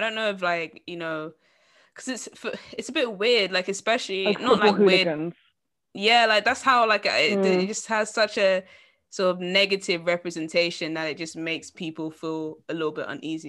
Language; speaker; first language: English; native; English